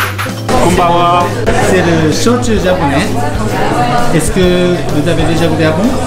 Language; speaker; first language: French; non-native, learner; Japanese